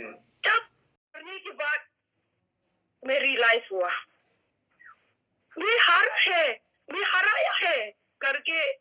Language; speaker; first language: Hindi; non-native, local second language; Manipuri